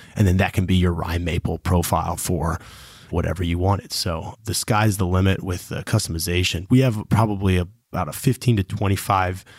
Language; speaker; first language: English; native; English